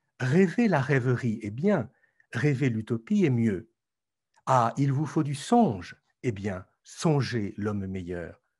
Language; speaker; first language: French; native; French